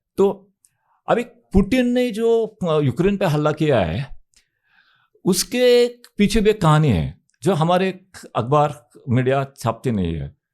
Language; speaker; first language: Hindi; non-native, local second language; Marathi